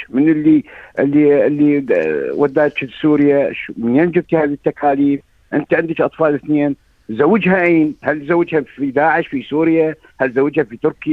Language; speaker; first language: Arabic; native; Arabic